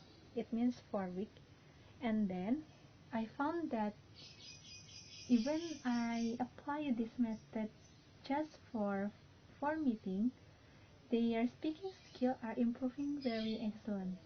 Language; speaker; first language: English; non-native, learner; Indonesian